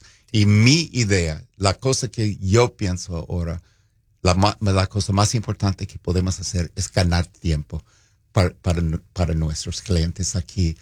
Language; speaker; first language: Spanish; non-native, fluent; English